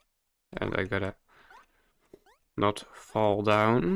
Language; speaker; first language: English; non-native, fluent; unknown